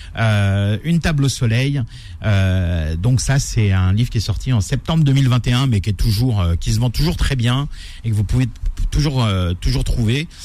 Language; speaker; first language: French; native; French